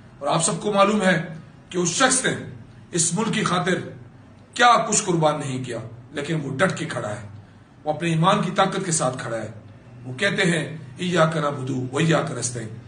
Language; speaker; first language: Urdu; native; Urdu